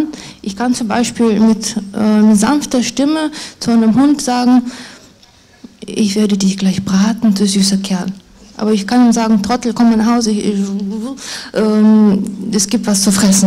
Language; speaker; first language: German; non-native, fluent; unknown